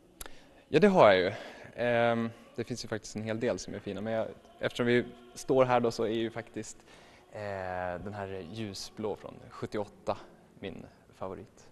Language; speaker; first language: Swedish; native; Swedish